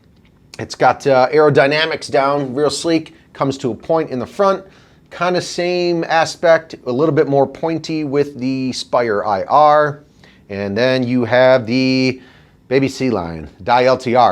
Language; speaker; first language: English; native; English